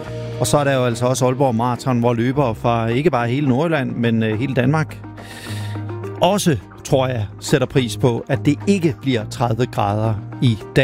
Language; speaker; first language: Danish; native; Danish